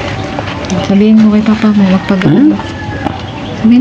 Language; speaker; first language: Filipino; native; Filipino